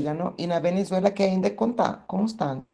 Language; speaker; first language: Portuguese; non-native, fluent; Spanish